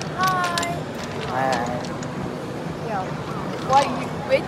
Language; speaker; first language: English; non-native, learner; Korean